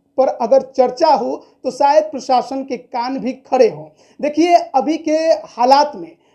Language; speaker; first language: Hindi; native; Hindi